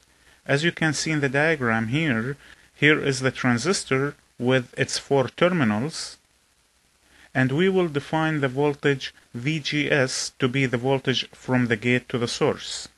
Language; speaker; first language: English; non-native, fluent; Arabic